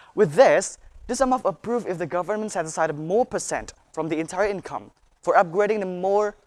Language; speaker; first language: English; non-native, learner; Indonesian